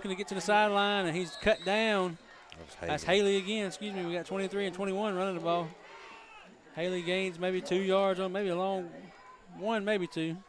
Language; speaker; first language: English; native; English